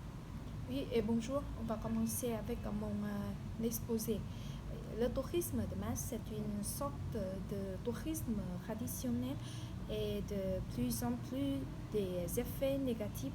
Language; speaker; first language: French; non-native, learner; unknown